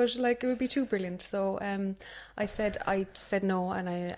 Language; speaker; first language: English; native; English